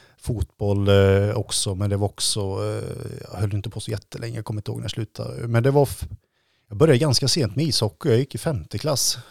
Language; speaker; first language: Swedish; native; Swedish